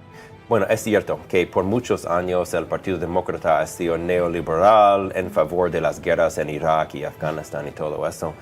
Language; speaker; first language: Spanish; non-native, fluent; English